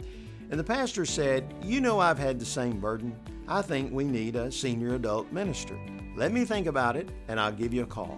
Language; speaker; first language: English; native; English